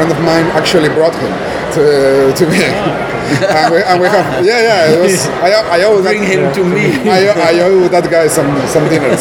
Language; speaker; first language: English; non-native, fluent; Spanish